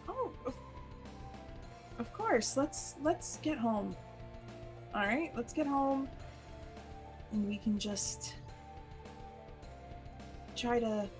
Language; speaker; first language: English; native; English